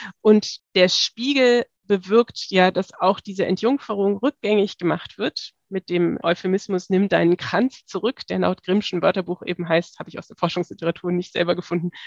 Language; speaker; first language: German; native; German